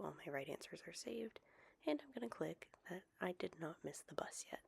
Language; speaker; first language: English; native; English